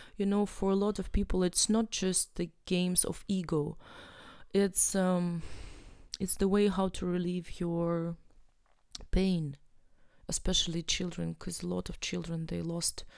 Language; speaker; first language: English; non-native, learner; Ukrainian